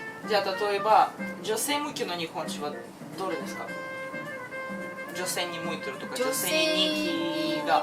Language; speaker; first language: Japanese; non-native, fluent; Russian